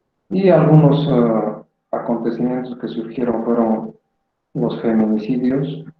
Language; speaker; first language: Spanish; native; Spanish